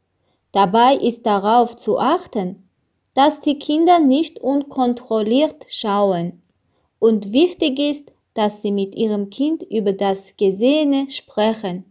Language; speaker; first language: German; non-native, learner; Armenian